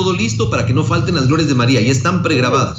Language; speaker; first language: Spanish; native; Spanish